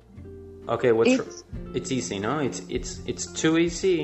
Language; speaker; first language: English; non-native, fluent; Spanish